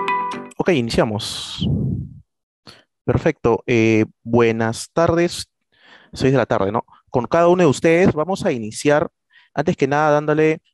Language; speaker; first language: Spanish; native; Spanish